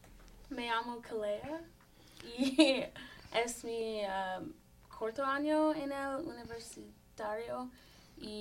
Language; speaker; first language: Spanish; non-native, learner; English